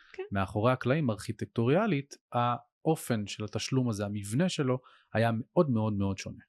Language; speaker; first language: Hebrew; native; Hebrew